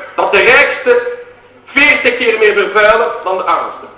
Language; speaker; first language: Dutch; non-native, local second language; French